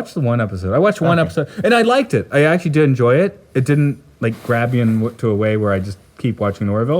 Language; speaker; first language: English; native; English